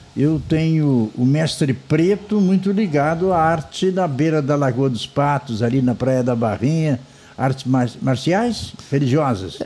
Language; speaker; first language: Portuguese; native; Portuguese